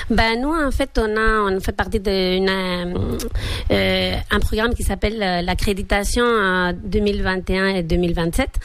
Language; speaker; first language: French; non-native, fluent; Spanish